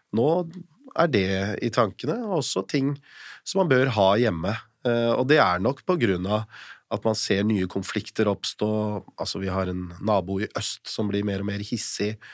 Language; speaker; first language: Norwegian; early bilingual, other home language; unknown